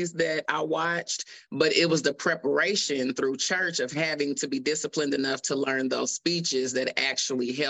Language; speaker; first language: English; native; English